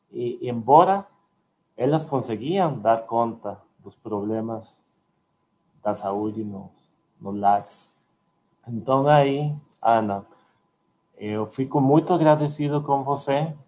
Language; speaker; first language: Portuguese; non-native, learner; Spanish